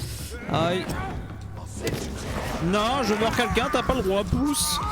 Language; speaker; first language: French; native; French